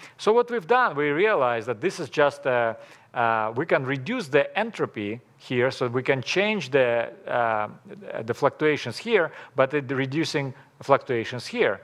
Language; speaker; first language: English; non-native, fluent; Russian